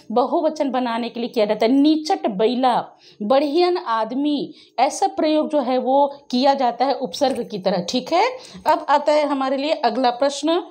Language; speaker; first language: Hindi; native; Hindi